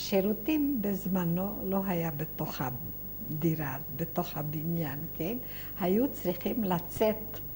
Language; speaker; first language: Hebrew; non-native, fluent; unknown